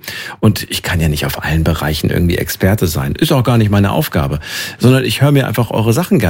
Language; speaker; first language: German; native; German